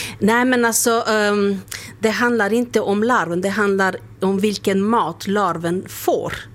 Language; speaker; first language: Swedish; non-native, fluent; Romanian